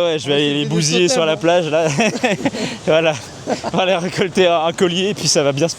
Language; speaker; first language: French; native; French